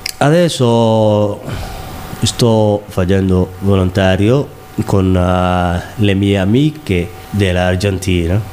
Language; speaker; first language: Italian; non-native, learner; Somali